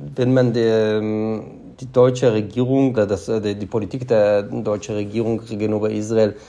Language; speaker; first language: German; non-native, fluent; Hebrew